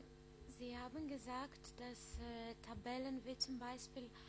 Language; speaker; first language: German; non-native, learner; Greek